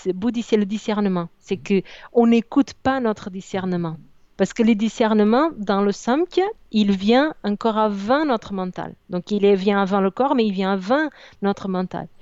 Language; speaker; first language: French; non-native, fluent; Portuguese